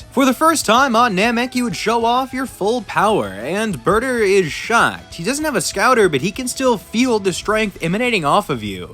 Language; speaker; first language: English; native; English